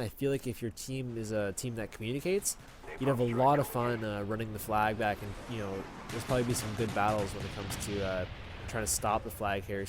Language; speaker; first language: English; native; English